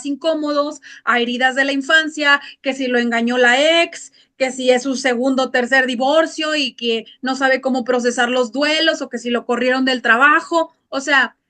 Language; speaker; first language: Spanish; native; Spanish